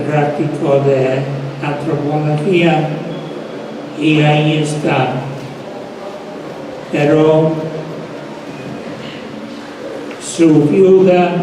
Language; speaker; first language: Spanish; non-native, fluent; English